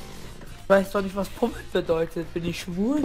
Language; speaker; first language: German; native; German